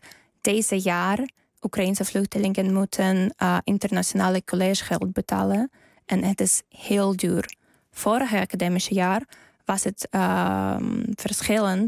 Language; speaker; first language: Dutch; non-native, learner; Ukrainian